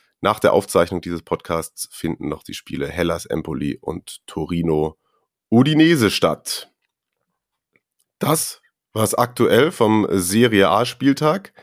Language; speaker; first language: German; native; German